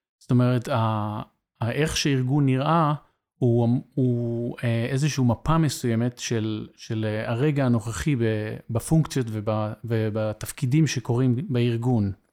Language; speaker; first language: Hebrew; native; Hebrew